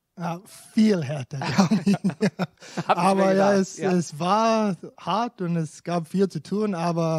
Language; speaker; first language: German; non-native, fluent; English